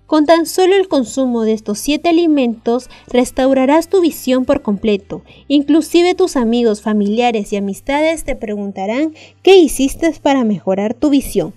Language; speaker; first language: Spanish; native; Spanish